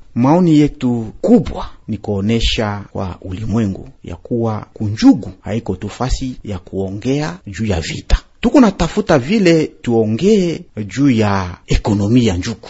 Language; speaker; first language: Swahili; non-native, local second language; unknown